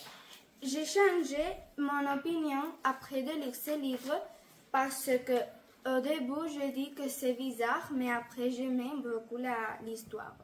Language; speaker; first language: French; non-native, learner; Catalan